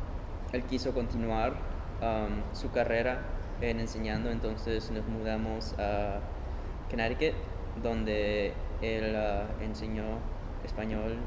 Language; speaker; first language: Spanish; early bilingual, heritage; Spanish